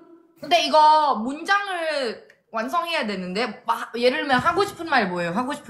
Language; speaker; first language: Korean; non-native, fluent; Thai